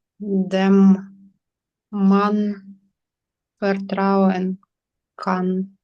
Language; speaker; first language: German; non-native, learner; Ukrainian